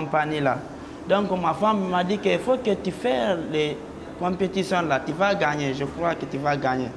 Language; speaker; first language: French; non-native, local second language; Mandingo